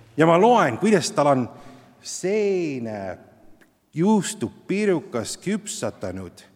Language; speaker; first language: Estonian; non-native, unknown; English